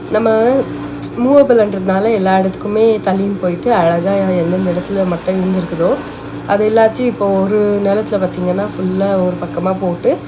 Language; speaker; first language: Tamil; non-native, local second language; Telugu